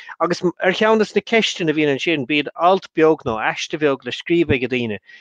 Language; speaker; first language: Irish; non-native, local second language; English